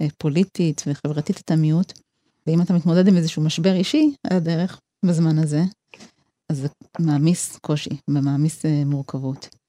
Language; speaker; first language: Hebrew; early bilingual, other home language; Amharic